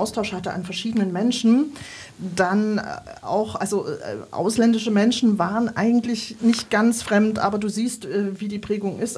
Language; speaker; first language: German; native; German